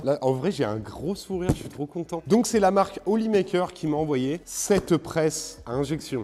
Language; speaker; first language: French; native; French